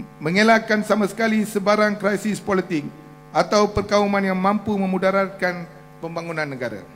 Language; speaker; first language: Malay; non-native, local second language; Tamil